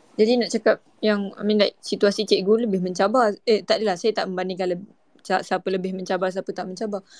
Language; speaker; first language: Malay; native; Malay